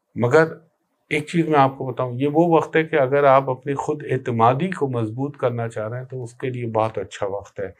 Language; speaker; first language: Urdu; native; Urdu